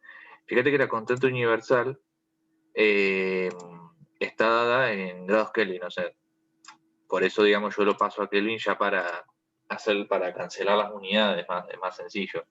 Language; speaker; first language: Spanish; native; Spanish